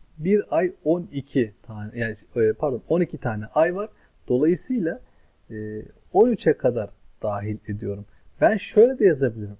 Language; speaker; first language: Turkish; native; Turkish